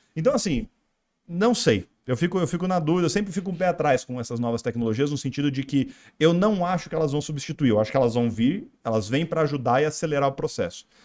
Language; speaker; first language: Portuguese; native; Portuguese